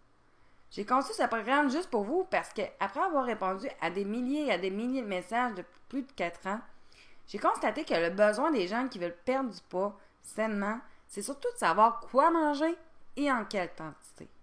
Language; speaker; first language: French; native; French